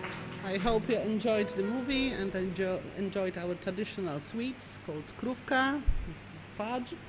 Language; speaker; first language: English; non-native, fluent; Polish